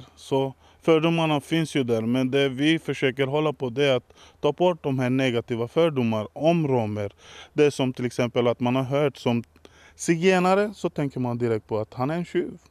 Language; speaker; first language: Swedish; early bilingual, other home language; Romany